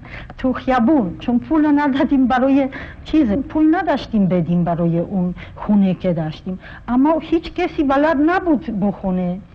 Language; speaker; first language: Persian; non-native, fluent; Polish